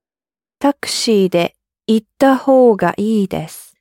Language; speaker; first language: Japanese; non-native, learner; English